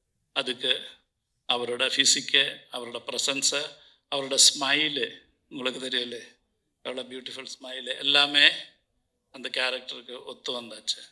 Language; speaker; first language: Tamil; non-native, learner; Malayalam